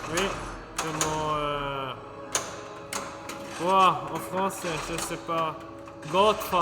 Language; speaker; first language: French; non-native, local second language; German